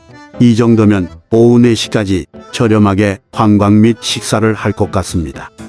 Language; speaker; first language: Korean; native; Korean